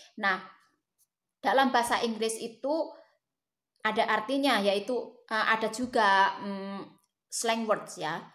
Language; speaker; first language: Indonesian; native; Indonesian